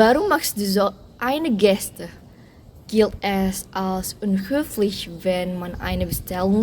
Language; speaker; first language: German; non-native, learner; Indonesian